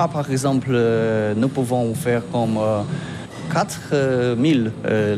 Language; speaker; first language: French; non-native, learner; Polish